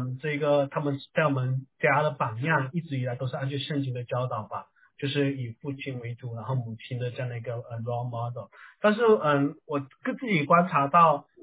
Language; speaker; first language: Chinese; native; Chinese